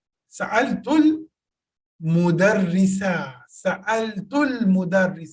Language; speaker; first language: Arabic; non-native, fluent; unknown